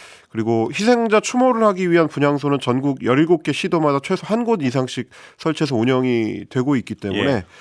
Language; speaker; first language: Korean; native; Korean